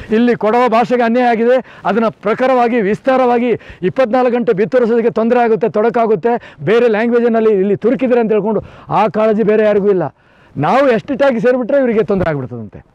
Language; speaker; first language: Kannada; non-native, local second language; Kodava